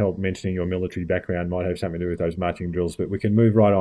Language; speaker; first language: English; native; English